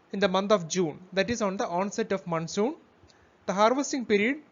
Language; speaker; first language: English; non-native, local second language; Malayalam